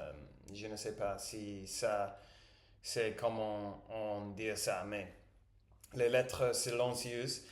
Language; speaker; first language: French; non-native, learner; English